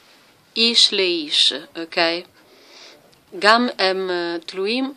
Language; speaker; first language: Hebrew; non-native, learner; Italian